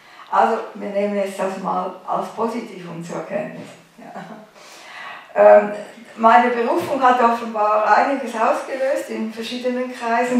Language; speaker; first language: German; native; German